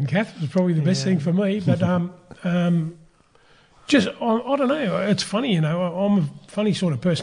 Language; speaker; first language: English; native; English